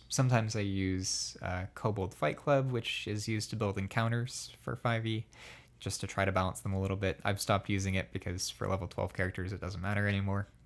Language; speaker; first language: English; native; English